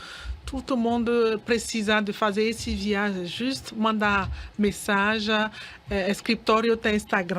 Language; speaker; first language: Portuguese; non-native, learner; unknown